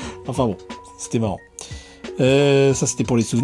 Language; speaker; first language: French; native; French